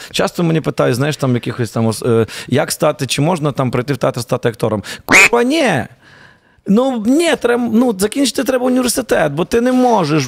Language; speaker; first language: Ukrainian; native; Ukrainian